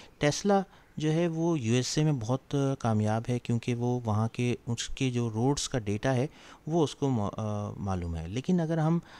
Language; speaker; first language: Urdu; native; Urdu